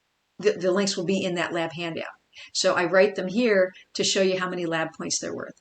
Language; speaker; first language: English; native; English